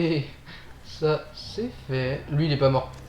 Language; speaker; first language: French; native; French